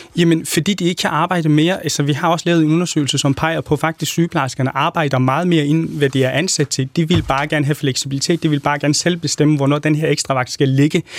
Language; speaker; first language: Danish; non-native, fluent; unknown